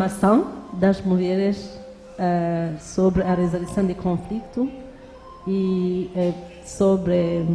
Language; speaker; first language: Portuguese; non-native, learner; Kinyarwanda